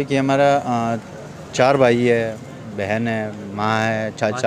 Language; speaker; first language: Hindi; non-native, learner; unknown